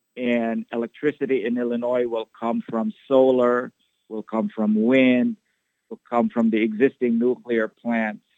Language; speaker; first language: English; non-native, local second language; Filipino